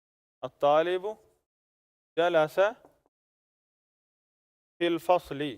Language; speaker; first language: Arabic; non-native, fluent; Urdu